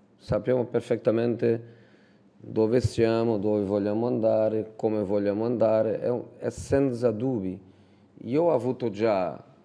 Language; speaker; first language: Italian; non-native, fluent; Portuguese